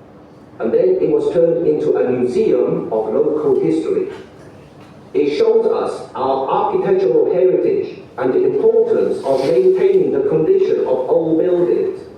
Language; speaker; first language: English; non-native, learner; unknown